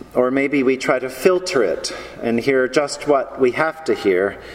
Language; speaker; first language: English; native; English